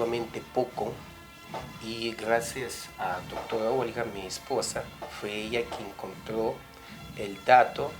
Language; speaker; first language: Spanish; non-native, fluent; Russian